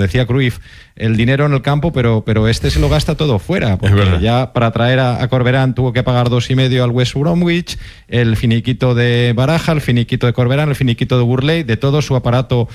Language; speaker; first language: Spanish; native; Spanish